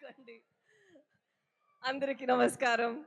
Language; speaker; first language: Telugu; non-native, fluent; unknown